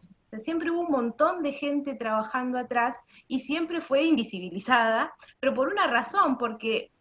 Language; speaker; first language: Spanish; native; Spanish